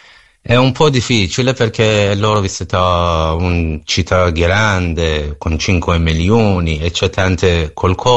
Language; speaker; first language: Italian; non-native, learner; Persian